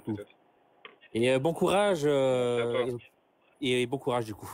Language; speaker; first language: French; native; French